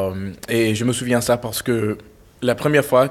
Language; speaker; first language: French; non-native, fluent; English